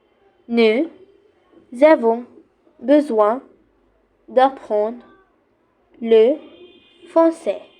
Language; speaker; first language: French; non-native, fluent; Bangla